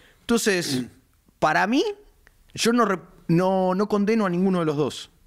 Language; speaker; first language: Spanish; native; Spanish